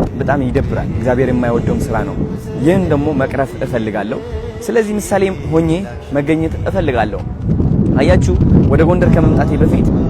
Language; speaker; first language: Amharic; non-native, local second language; Tigrinya